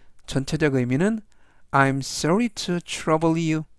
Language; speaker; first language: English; non-native, fluent; Korean